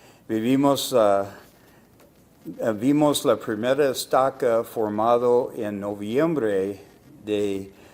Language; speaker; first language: Spanish; non-native, fluent; English